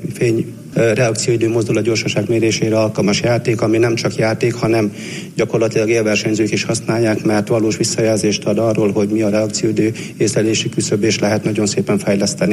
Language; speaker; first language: Hungarian; native; Hungarian